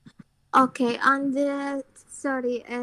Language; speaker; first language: English; non-native, learner; Arabic